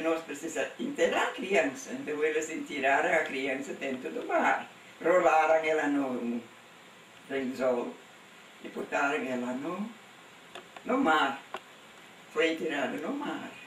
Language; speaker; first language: Portuguese; non-native, local second language; German